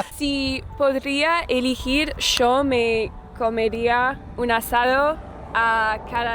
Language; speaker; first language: Spanish; non-native, learner; English